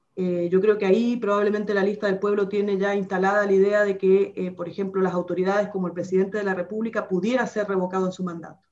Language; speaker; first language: Spanish; native; Spanish